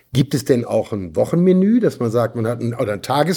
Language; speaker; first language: German; native; German